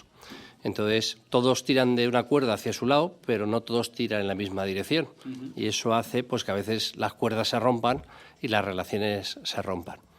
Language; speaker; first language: Spanish; native; Spanish